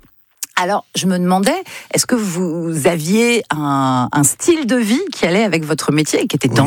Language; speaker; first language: French; native; French